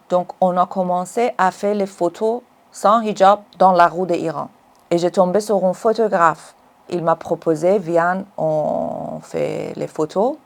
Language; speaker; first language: French; non-native, learner; Persian